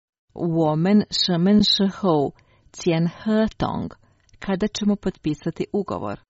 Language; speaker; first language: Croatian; non-native, fluent; Chinese